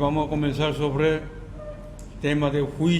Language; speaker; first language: Spanish; non-native, fluent; Korean